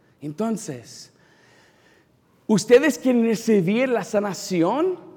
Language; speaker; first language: Spanish; non-native, learner; English